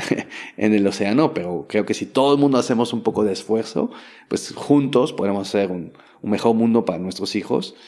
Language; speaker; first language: Spanish; non-native, fluent; French